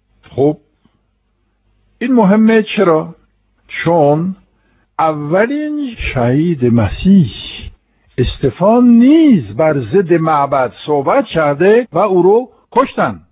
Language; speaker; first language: Persian; non-native, fluent; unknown